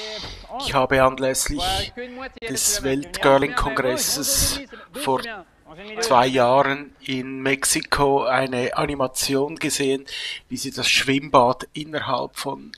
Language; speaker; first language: German; native; German